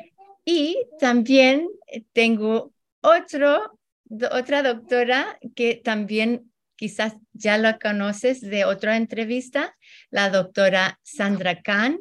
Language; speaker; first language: Spanish; early bilingual, heritage; Spanish